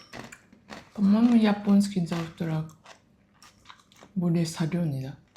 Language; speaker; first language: Russian; non-native, learner; Japanese